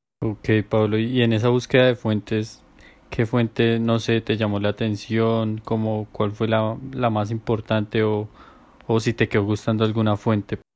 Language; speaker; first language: Spanish; native; Spanish